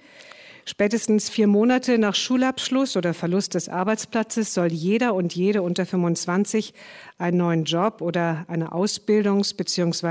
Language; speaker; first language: German; native; German